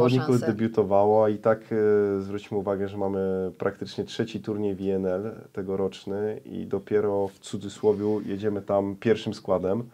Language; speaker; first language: Polish; native; Polish